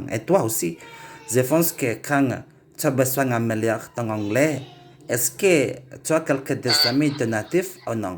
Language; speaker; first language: French; non-native, learner; Indonesian